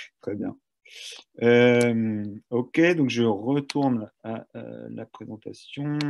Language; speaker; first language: French; native; French